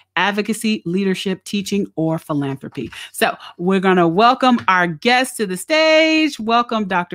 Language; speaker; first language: English; native; English